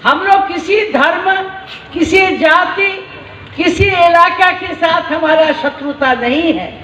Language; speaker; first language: Hindi; non-native, local second language; Bangla